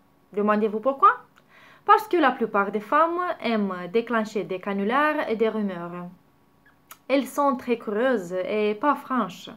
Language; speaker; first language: French; non-native, learner; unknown